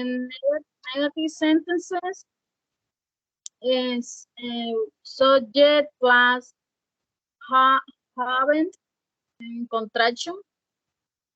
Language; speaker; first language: English; non-native, learner; Spanish